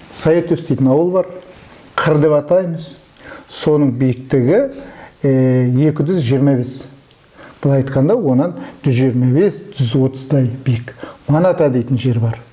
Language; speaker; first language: Kazakh; native; Kazakh